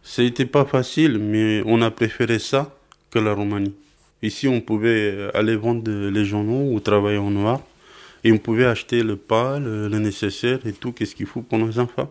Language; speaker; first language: French; non-native, fluent; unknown